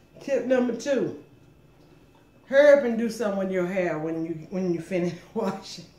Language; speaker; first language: English; native; English